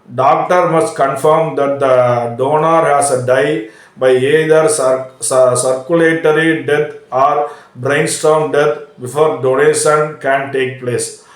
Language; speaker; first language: English; non-native, local second language; Tamil